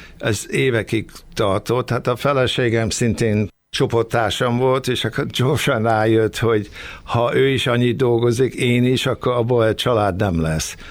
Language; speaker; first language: Hungarian; early bilingual, heritage; Hungarian